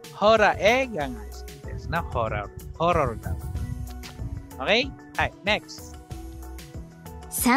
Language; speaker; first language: Japanese; non-native, fluent; Filipino